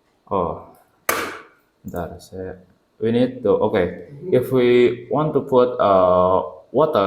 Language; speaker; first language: English; non-native, learner; Indonesian